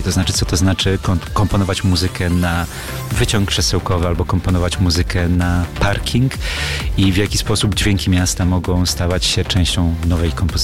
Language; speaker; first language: Polish; native; Polish